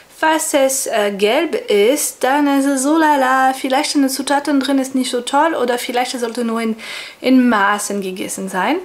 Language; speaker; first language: German; non-native, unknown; French